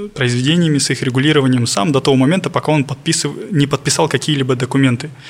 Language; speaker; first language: Russian; non-native, local second language; Kazakh